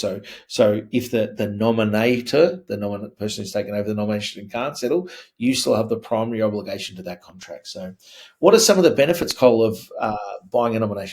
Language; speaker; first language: English; native; English